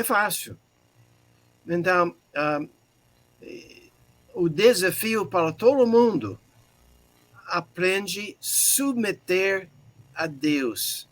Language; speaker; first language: Portuguese; non-native, fluent; English